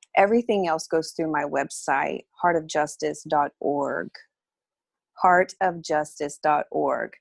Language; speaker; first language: English; native; English